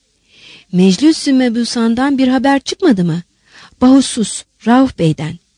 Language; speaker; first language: Turkish; native; Turkish